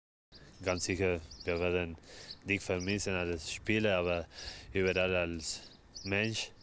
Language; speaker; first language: German; non-native, learner; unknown